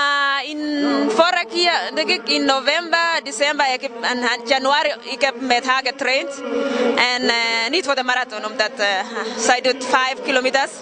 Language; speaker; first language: Dutch; non-native, learner; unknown